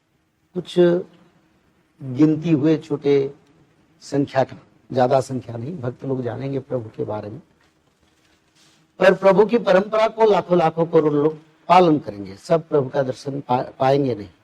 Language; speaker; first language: Hindi; non-native, local second language; Odia